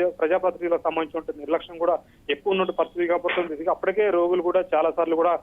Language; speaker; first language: Telugu; native; Telugu